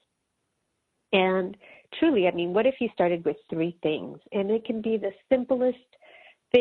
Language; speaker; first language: English; early bilingual, other home language; Spanish